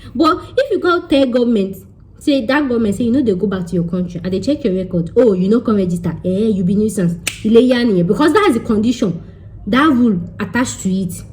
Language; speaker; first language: Nigerian Pidgin; non-native, local second language; Yoruba